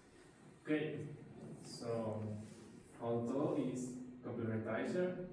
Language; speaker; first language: English; non-native, learner; Spanish